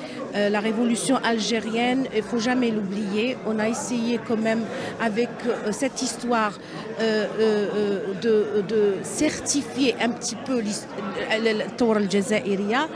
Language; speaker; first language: French; non-native, local second language; Arabic